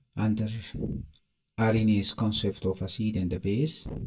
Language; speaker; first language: English; non-native, local second language; Amharic